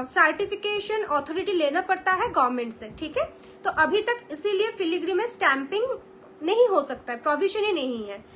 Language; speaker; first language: Hindi; non-native, local second language; Bangla